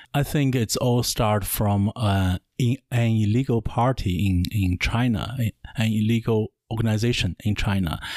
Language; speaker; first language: English; non-native, learner; Chinese